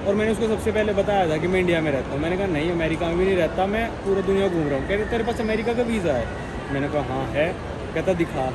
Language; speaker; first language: Hindi; native; Hindi